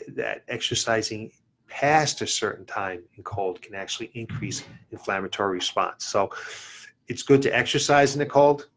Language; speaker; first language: English; native; English